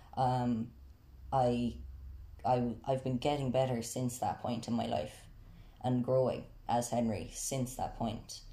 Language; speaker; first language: English; native; English